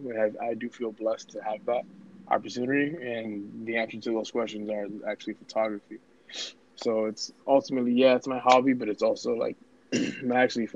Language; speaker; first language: English; early bilingual, other home language; Spanish